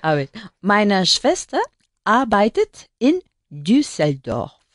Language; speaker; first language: German; non-native, learner; Spanish